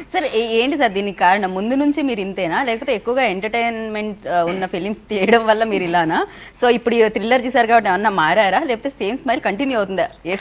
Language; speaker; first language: Telugu; native; Telugu